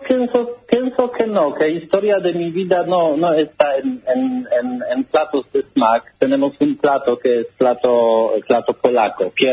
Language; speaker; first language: Spanish; non-native, learner; Polish